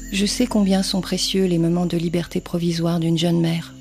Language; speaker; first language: French; early bilingual, other home language; Vietnamese